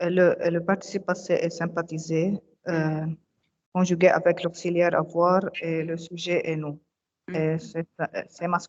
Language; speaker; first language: French; non-native, local second language; Arabic